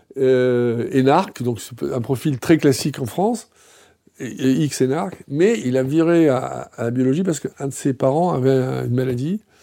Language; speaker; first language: French; native; French